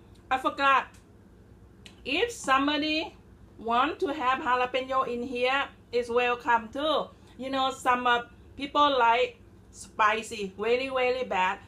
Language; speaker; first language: English; non-native, learner; Thai